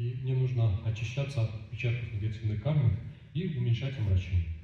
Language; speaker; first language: Russian; native; Russian